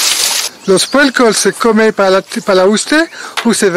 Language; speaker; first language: Spanish; non-native, learner; French